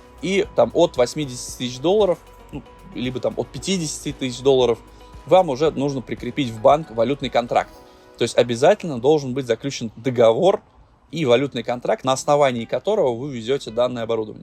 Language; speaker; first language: Russian; native; Russian